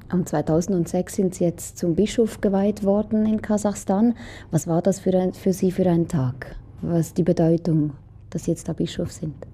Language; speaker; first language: German; native; German